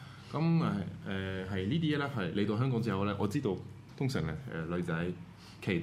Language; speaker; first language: Cantonese; non-native, fluent; French